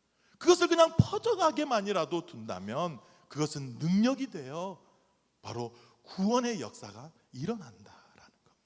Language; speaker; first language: Korean; native; Korean